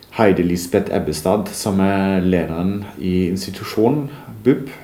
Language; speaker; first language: Norwegian; non-native, fluent; German